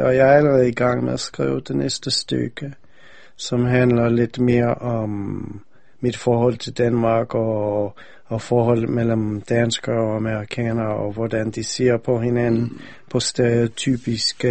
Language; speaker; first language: Danish; non-native, fluent; English